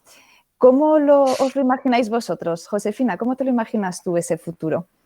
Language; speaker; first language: Spanish; native; Spanish